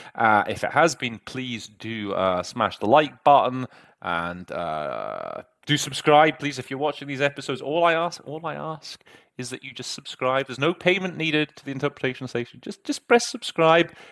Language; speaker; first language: English; native; English